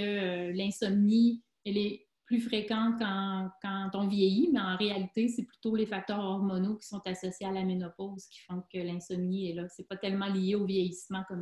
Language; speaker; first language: French; native; French